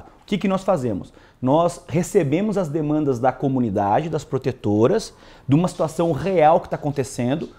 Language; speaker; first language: Portuguese; native; Portuguese